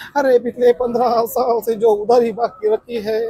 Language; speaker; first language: Hindi; non-native, local second language; Marathi